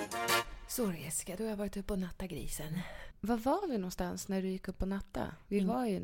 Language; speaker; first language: Swedish; native; Swedish